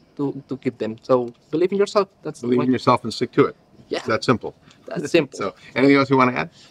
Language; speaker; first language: English; non-native, learner; Spanish